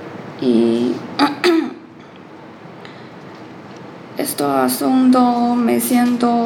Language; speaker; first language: Spanish; non-native, learner; Chinese